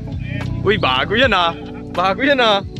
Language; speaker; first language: Filipino; native; Filipino